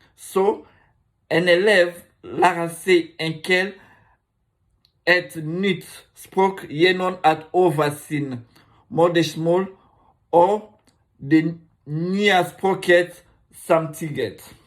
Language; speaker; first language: Swedish; non-native, learner; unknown